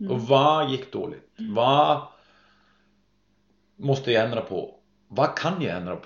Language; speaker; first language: Swedish; non-native, fluent; Icelandic